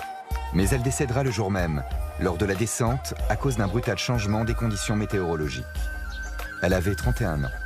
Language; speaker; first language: French; native; French